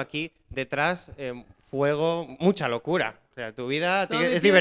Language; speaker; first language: Spanish; native; Spanish